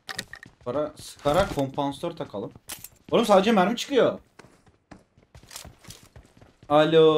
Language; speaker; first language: Turkish; native; Turkish